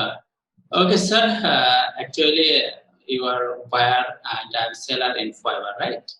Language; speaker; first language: English; non-native, learner; Bangla